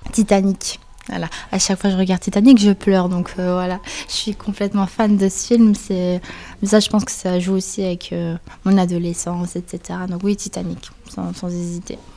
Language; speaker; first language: French; early bilingual, other home language; Spanish